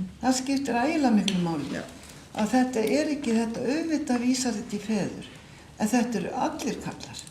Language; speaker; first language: Icelandic; native; Icelandic